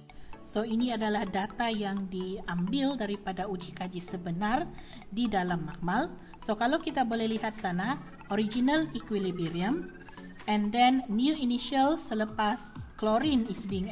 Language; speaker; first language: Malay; native; Malay